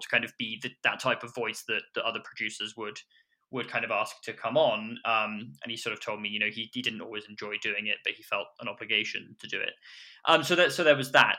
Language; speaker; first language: English; native; English